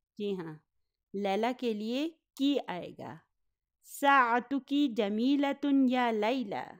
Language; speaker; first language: Urdu; native; Urdu